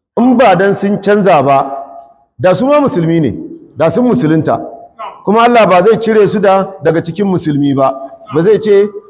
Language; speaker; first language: Hausa; non-native, local second language; Kanuri